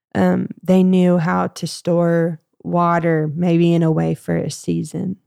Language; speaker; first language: English; native; English